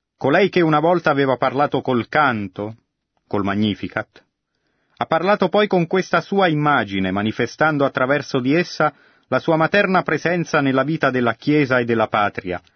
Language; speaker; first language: Italian; native; Italian